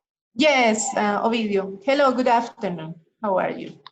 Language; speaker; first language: English; non-native, fluent; Spanish